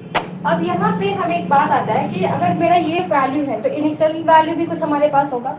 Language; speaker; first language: Hindi; native; Hindi